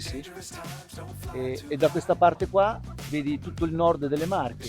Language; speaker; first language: Italian; native; Italian